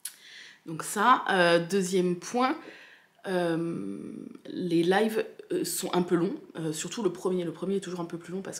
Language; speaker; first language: French; native; French